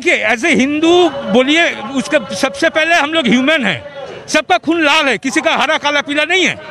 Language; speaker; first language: Hindi; non-native, local second language; Bangla